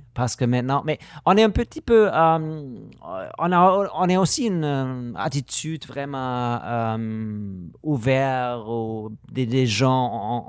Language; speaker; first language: French; non-native, learner; German